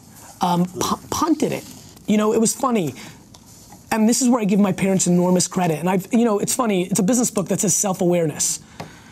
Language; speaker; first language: English; early bilingual, other home language; Russian